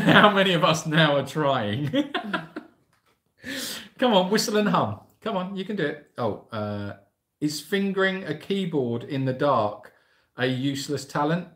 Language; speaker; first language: English; native; English